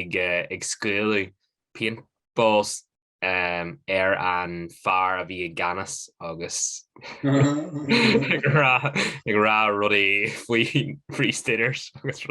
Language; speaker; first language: Irish; non-native, local second language; English